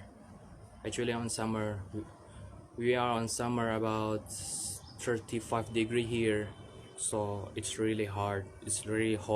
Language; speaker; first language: English; non-native, learner; Indonesian